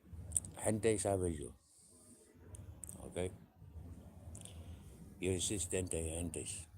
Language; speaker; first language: Spanish; non-native, learner; English